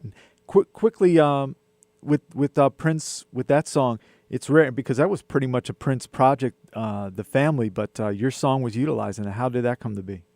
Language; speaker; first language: English; native; English